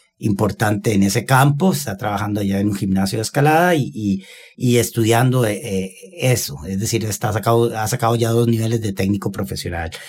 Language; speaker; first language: Spanish; native; Spanish